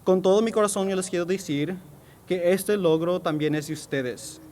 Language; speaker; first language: Spanish; early bilingual, heritage; Spanish